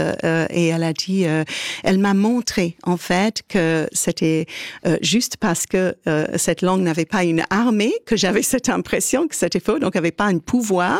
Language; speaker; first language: French; native; French